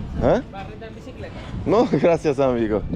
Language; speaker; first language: Spanish; non-native, learner; Turkish